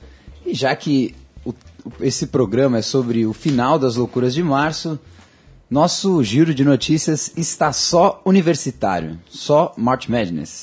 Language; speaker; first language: Portuguese; native; Portuguese